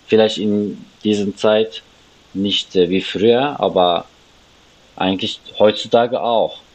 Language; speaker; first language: German; non-native, learner; Turkish